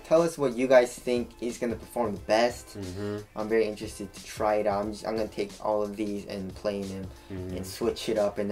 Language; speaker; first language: English; native; English